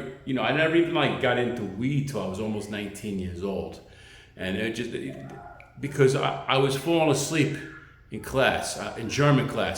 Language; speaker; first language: English; native; English